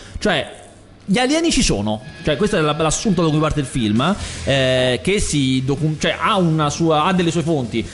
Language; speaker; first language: Italian; native; Italian